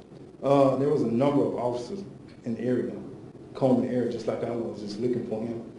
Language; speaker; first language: English; native; English